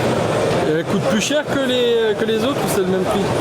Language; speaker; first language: French; native; French